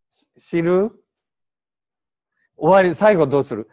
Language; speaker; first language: Japanese; native; Japanese